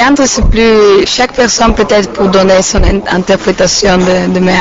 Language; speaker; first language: French; non-native, learner; Italian